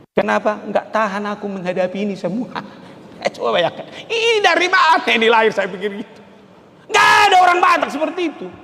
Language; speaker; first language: Indonesian; non-native, local second language; Batak Toba